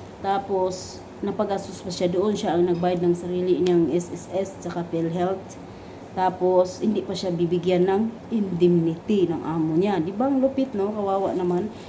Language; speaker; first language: Filipino; non-native, local second language; Cebuano